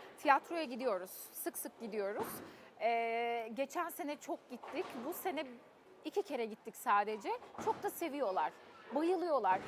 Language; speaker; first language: Turkish; early bilingual, heritage; Turkish